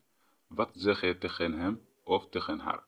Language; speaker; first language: Dutch; non-native, fluent; Tigrinya